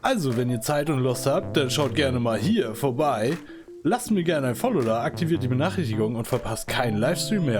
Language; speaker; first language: German; native; German